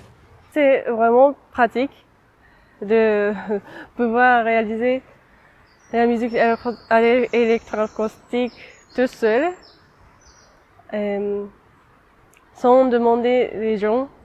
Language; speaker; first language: French; non-native, fluent; Japanese